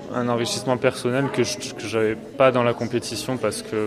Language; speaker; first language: French; native; French